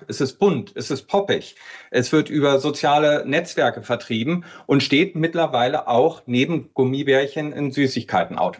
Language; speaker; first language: German; native; German